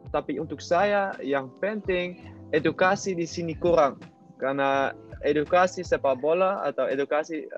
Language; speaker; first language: Indonesian; non-native, learner; Dutch